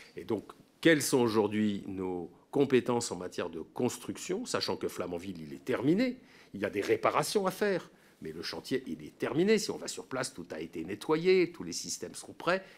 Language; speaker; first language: French; native; French